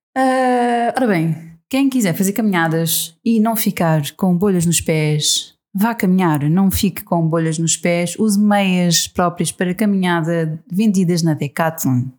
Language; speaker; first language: Portuguese; native; Portuguese